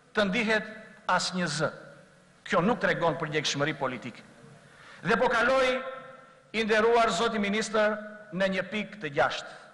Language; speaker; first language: Albanian; non-native, local second language; Greek